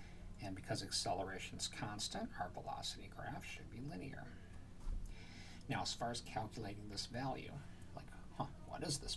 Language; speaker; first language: English; native; English